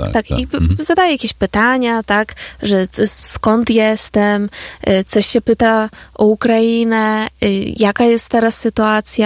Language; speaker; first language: Polish; non-native, fluent; Ukrainian